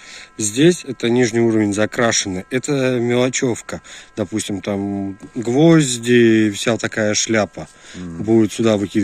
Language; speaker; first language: Russian; native; Russian